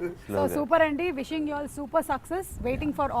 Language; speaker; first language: Telugu; native; Telugu